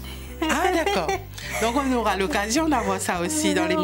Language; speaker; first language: French; non-native, local second language; Morisyen